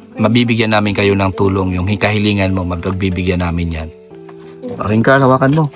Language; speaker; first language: Filipino; native; Filipino